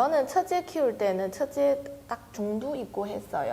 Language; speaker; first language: Korean; non-native, fluent; Chinese